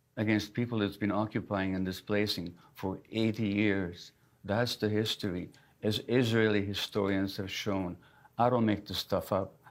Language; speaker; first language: English; early bilingual, other home language; Hungarian